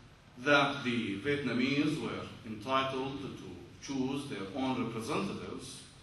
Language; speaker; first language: English; non-native, fluent; Arabic